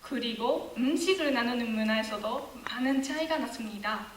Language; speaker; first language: Korean; non-native, fluent; Japanese